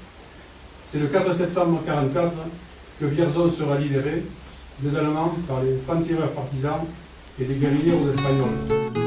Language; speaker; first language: French; native; French